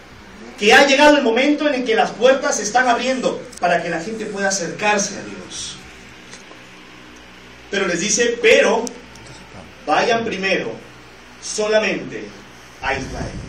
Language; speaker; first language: Spanish; native; Spanish